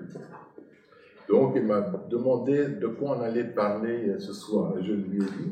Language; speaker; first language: French; non-native, fluent; Arabic